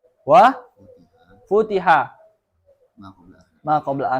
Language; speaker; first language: Arabic; non-native, fluent; Indonesian